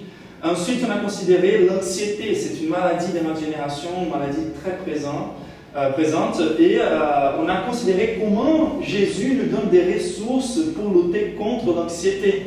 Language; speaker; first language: French; non-native, fluent; Portuguese